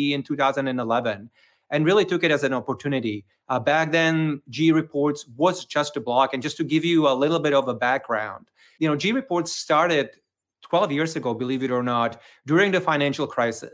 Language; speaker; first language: English; non-native, fluent; Czech